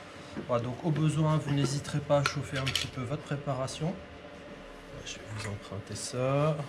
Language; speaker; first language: French; native; French